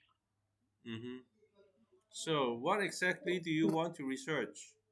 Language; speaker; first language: English; non-native, fluent; Chinese